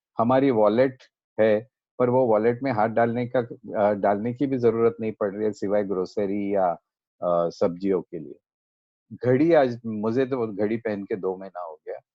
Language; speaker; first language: Hindi; non-native, local second language; Marathi